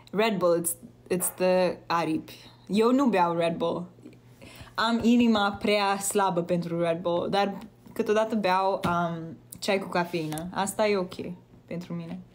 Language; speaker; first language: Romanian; early bilingual, heritage; Romanian